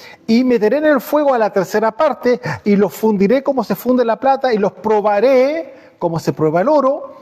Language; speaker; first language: Spanish; native; Spanish